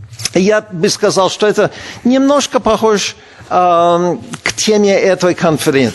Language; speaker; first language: Russian; non-native, fluent; English